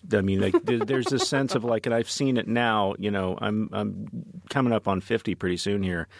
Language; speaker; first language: English; native; English